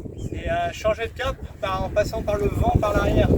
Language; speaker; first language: French; native; French